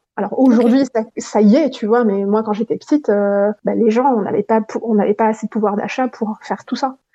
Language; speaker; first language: French; non-native, local second language; Gujarati